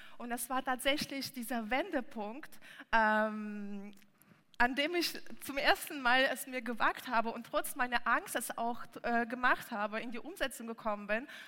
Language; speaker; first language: German; non-native, fluent; Russian